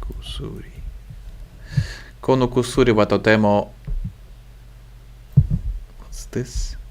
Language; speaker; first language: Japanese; non-native, learner; English